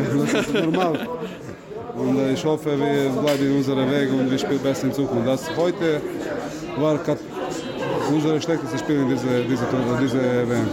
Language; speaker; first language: German; non-native, learner; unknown